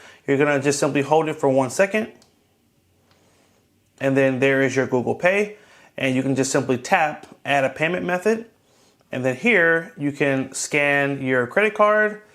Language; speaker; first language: English; native; English